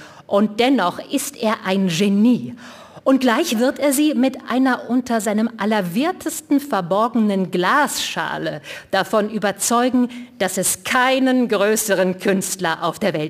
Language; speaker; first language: German; native; German